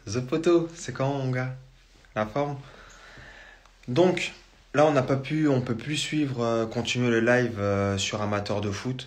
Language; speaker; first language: French; native; French